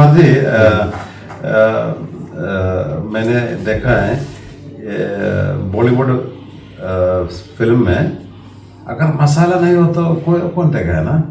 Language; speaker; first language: Hindi; non-native, local second language; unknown